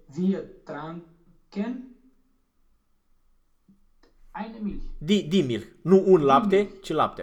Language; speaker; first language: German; non-native, fluent; Romanian